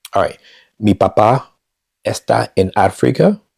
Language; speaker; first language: Spanish; non-native, learner; English